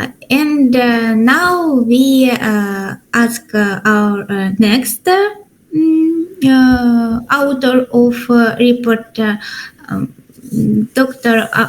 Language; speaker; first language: English; non-native, learner; Ukrainian